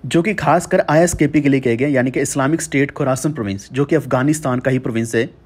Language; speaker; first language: Hindi; native; Hindi